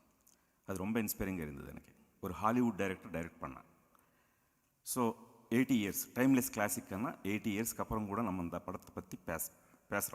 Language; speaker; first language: Tamil; non-native, local second language; Telugu